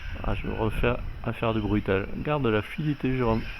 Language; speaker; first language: French; native; French